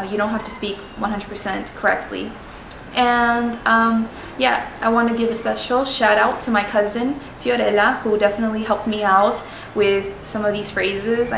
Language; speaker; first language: English; early bilingual, other home language; Spanish